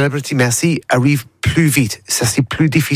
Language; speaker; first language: French; non-native, learner; English